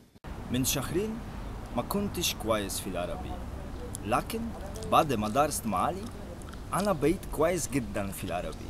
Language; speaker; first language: Arabic; non-native, learner; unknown